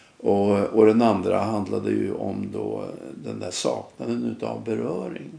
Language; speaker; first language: Swedish; native; Swedish